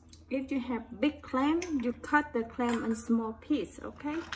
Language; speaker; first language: English; non-native, learner; Vietnamese